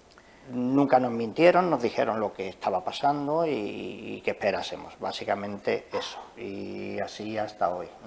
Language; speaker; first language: Spanish; native; Spanish